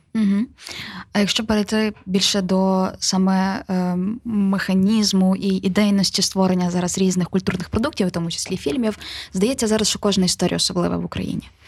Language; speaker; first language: Ukrainian; native; Ukrainian